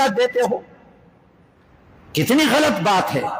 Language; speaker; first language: Urdu; non-native, local second language; Northern Hindko